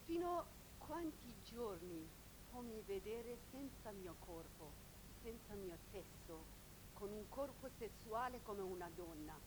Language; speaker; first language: Italian; non-native, learner; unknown